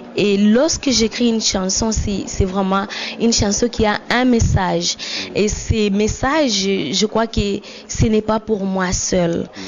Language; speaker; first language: French; non-native, local second language; Swahili